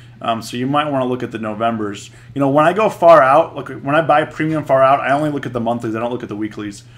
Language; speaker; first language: English; native; English